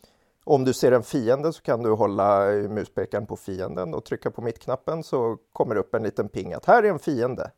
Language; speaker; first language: Swedish; native; Swedish